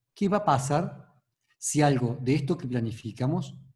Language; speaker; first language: Spanish; native; Spanish